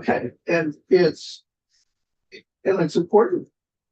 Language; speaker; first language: English; native; English